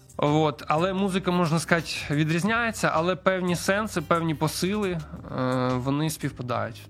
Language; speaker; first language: Ukrainian; non-native, local second language; Russian